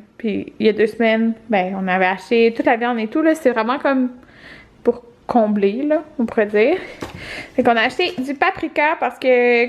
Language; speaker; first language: French; native; French